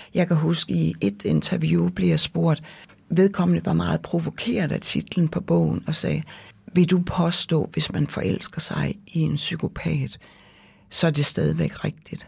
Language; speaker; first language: Danish; native; Danish